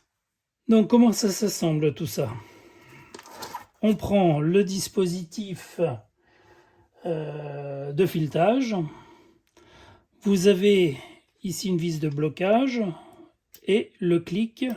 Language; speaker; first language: French; native; French